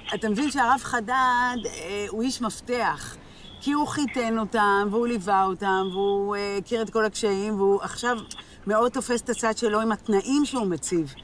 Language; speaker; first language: Hebrew; native; Hebrew